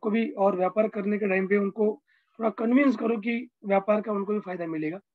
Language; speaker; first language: Hindi; non-native, local second language; Marathi